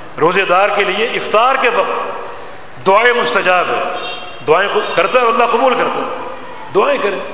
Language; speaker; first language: Urdu; non-native, local second language; Punjabi